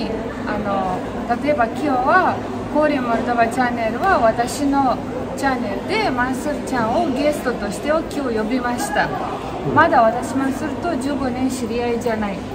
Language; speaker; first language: Japanese; non-native, fluent; Romanian